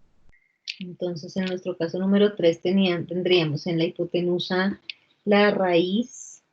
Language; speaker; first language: Spanish; native; Spanish